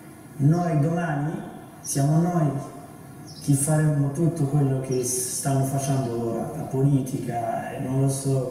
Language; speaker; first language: Italian; non-native, fluent; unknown